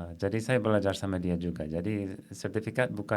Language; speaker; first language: Indonesian; non-native, fluent; English